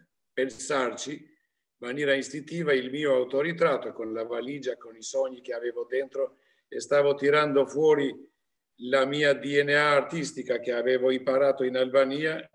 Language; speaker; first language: Italian; non-native, fluent; Albanian